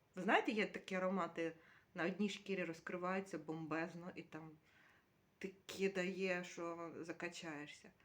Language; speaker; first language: Ukrainian; native; Ukrainian